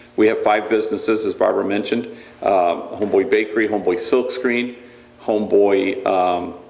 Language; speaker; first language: English; native; English